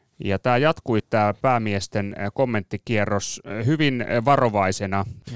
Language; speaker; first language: Finnish; native; Finnish